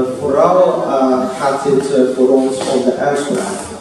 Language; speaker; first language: Dutch; non-native, learner; Cantonese